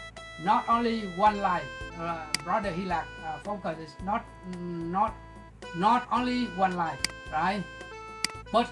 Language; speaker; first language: English; non-native, local second language; Vietnamese